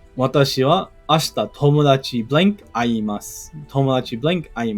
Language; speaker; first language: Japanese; non-native, learner; English